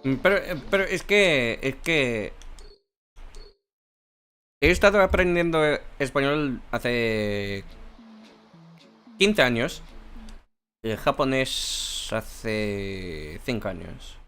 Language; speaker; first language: Spanish; non-native, fluent; English